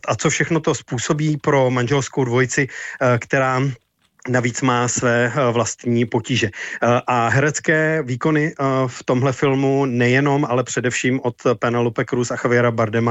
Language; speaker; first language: Czech; native; Czech